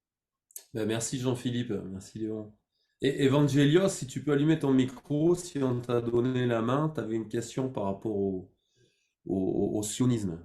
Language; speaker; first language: French; native; French